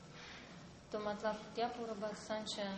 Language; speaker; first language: Hindi; non-native, learner; Russian